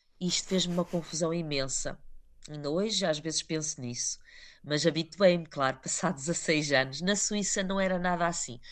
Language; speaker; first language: Portuguese; native; Portuguese